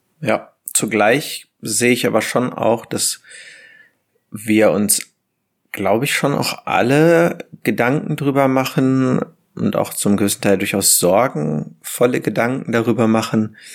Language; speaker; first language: German; native; German